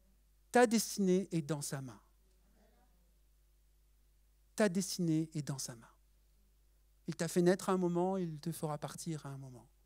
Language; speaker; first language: French; native; French